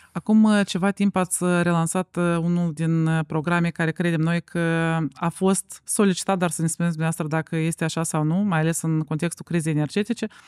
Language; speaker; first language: Romanian; native; Romanian